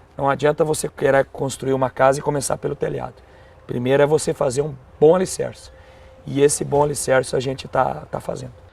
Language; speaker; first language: Portuguese; native; Portuguese